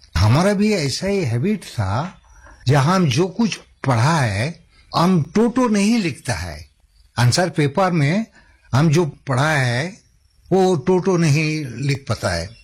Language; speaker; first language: Hindi; non-native, local second language; Santali